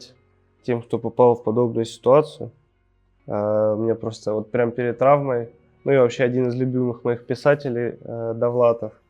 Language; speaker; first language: Russian; native; Russian